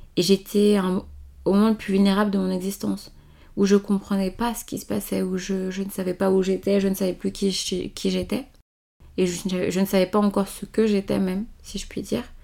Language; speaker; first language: French; early bilingual, other home language; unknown